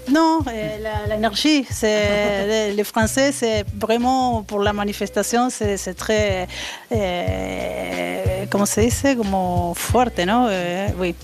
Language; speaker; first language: French; non-native, fluent; Spanish